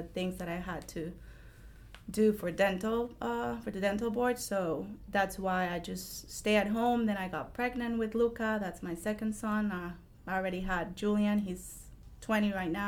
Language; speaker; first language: English; non-native, fluent; Spanish